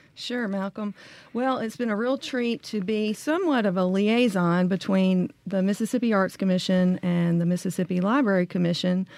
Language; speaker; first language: English; native; English